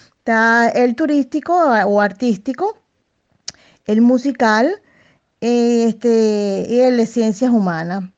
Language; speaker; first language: Spanish; native; Spanish